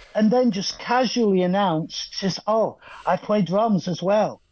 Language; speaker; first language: English; native; English